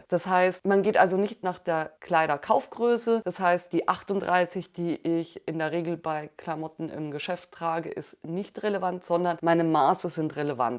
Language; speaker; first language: German; native; German